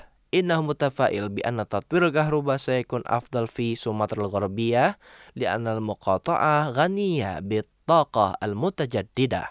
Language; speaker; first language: Arabic; non-native, fluent; Indonesian